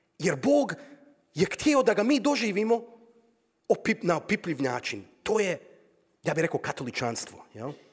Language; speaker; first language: Croatian; native; Croatian